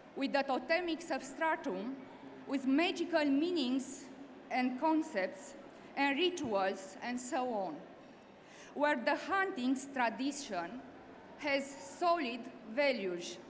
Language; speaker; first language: English; non-native, learner; Romanian